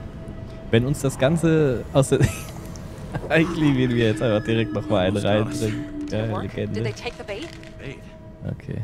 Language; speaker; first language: German; native; German